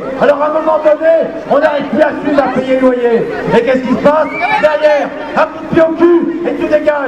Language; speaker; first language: French; native; French